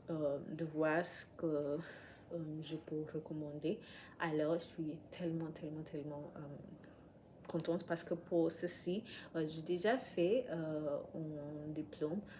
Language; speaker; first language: French; non-native, learner; English